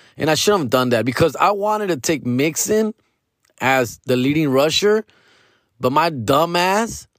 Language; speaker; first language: English; early bilingual, other home language; Spanish